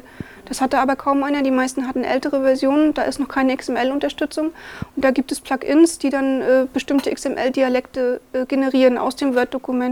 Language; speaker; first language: German; native; German